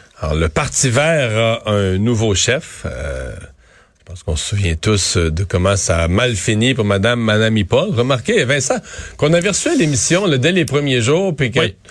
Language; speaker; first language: French; native; French